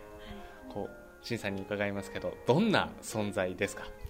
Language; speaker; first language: Japanese; native; Japanese